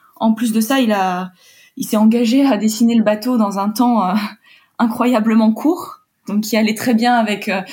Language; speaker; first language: French; early bilingual, heritage; French